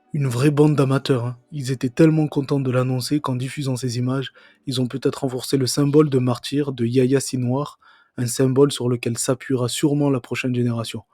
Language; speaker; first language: French; native; French